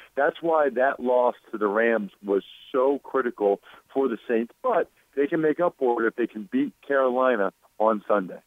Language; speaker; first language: English; native; English